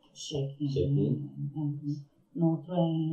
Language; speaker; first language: English; non-native, learner; Japanese